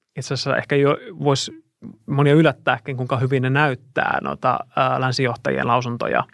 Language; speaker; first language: Finnish; non-native, fluent; Russian